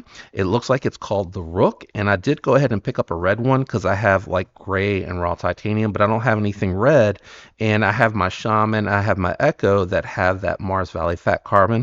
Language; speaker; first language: English; native; English